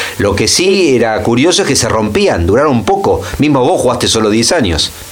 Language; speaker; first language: Spanish; native; Spanish